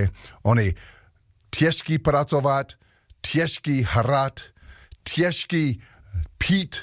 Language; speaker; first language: Czech; non-native, learner; English